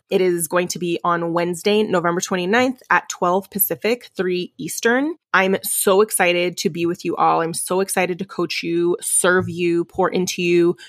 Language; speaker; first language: English; early bilingual, other home language; Spanish